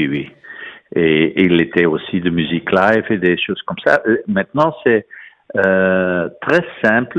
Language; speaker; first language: French; non-native, fluent; Dutch